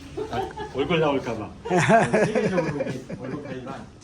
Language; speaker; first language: Korean; native; Korean